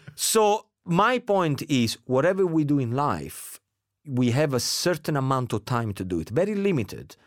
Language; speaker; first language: English; non-native, fluent; Italian